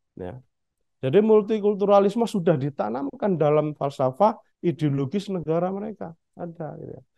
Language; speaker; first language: Indonesian; native; Indonesian